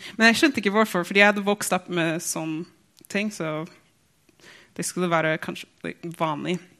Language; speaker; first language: Norwegian; non-native, fluent; English